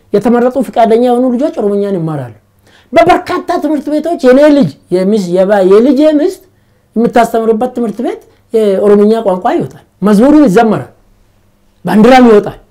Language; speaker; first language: Amharic; non-native, local second language; Oromo